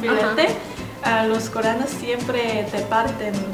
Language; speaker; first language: Spanish; non-native, fluent; Korean